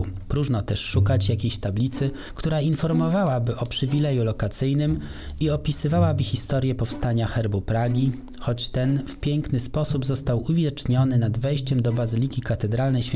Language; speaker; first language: Polish; native; Polish